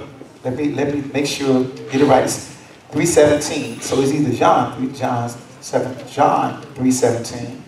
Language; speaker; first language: English; native; English